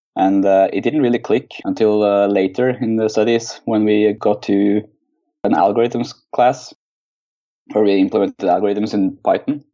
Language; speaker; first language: English; non-native, fluent; Norwegian